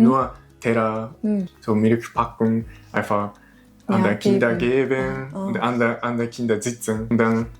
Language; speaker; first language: German; non-native, learner; Japanese